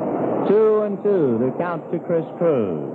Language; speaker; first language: English; native; English